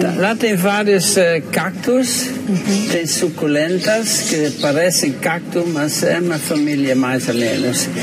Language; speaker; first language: Portuguese; non-native, fluent; Dutch